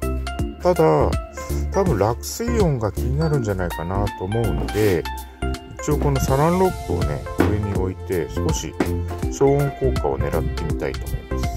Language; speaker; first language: Japanese; native; Japanese